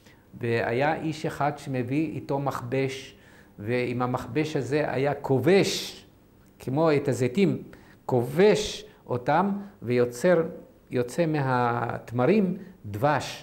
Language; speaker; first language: Hebrew; non-native, fluent; Arabic